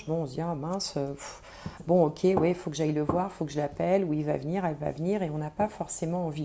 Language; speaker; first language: French; native; French